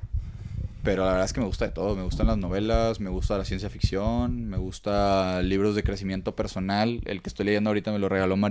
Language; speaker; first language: Spanish; native; Spanish